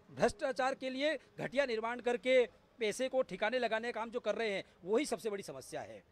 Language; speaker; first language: Hindi; native; Hindi